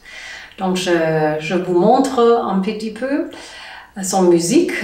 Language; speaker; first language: French; non-native, learner; German